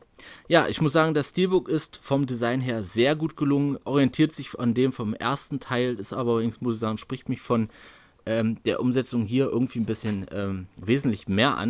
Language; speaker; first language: German; native; German